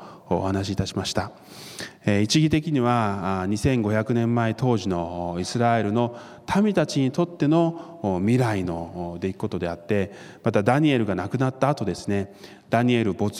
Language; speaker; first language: Japanese; non-native, fluent; Korean